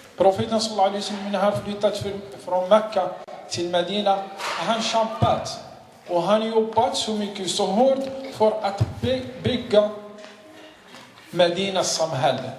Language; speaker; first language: Swedish; non-native, learner; Arabic